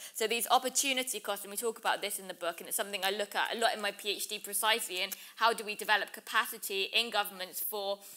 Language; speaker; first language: English; native; English